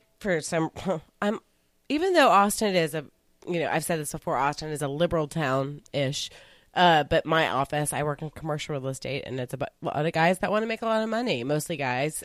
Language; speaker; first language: English; native; English